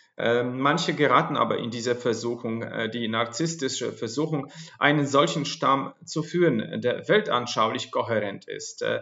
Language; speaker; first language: German; non-native, fluent; Polish